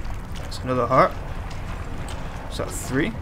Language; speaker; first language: English; native; English